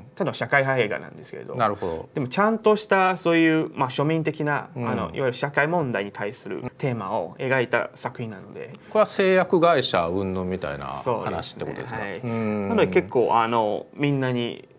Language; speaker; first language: Japanese; non-native, fluent; Chinese